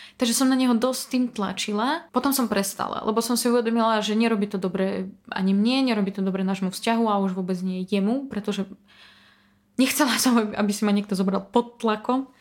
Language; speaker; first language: Slovak; non-native, fluent; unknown